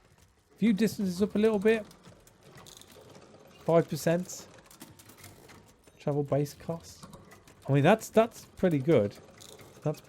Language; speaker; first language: English; native; English